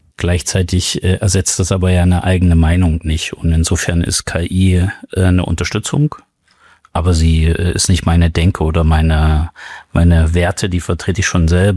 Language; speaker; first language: German; native; German